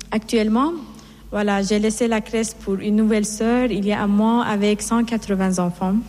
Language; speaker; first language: French; non-native, fluent; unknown